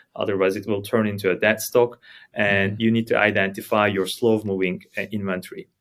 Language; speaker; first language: English; non-native, fluent; Turkish